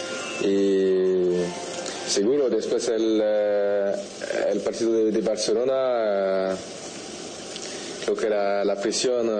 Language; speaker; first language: Spanish; non-native, fluent; French